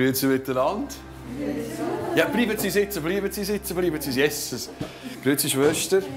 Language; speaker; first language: German; native; German